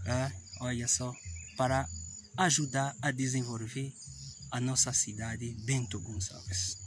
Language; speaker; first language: Portuguese; non-native, fluent; Haitian Creole